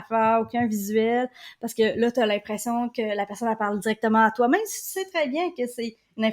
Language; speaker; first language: French; native; French